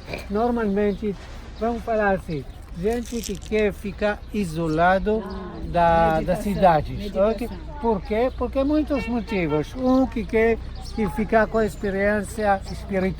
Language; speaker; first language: Portuguese; non-native, learner; Hebrew